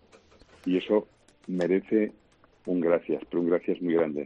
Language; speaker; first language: Spanish; non-native, local second language; Catalan